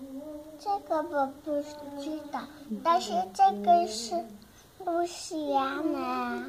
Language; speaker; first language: Chinese; early bilingual, heritage; Chinese